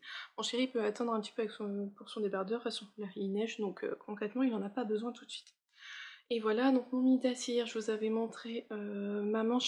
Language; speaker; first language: French; native; French